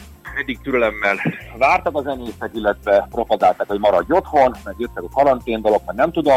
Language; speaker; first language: Hungarian; native; Hungarian